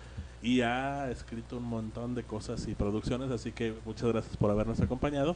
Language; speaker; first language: Spanish; native; Spanish